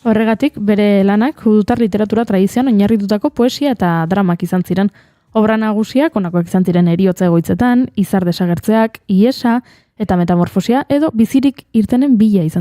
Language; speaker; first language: Basque; native; Basque